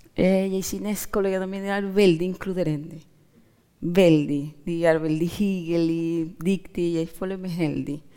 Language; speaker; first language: Norwegian; non-native, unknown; Spanish